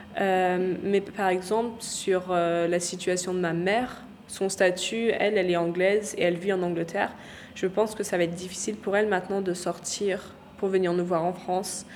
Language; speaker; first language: French; early bilingual, other home language; English